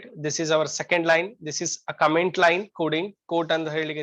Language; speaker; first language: English; non-native, local second language; Kannada